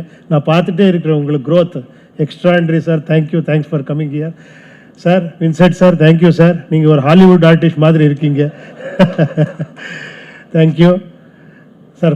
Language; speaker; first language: Tamil; non-native, learner; Kannada